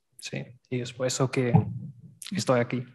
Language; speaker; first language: Spanish; non-native, learner; German